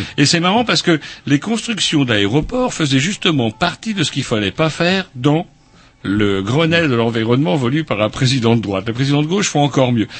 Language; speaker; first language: French; native; French